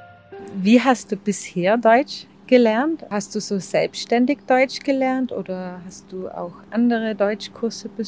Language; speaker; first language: German; native; German